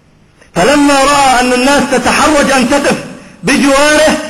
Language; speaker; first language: Arabic; native; Arabic